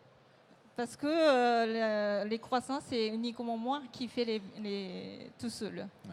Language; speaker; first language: French; non-native, fluent; Japanese